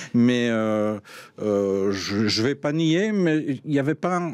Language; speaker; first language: French; native; French